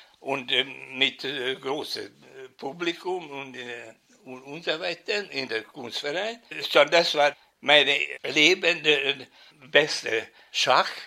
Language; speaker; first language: German; non-native, fluent; Hungarian